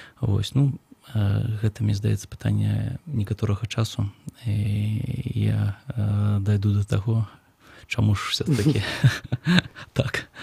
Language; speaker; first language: Belarusian; non-native, local second language; Russian